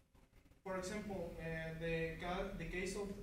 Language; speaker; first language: English; non-native, learner; Spanish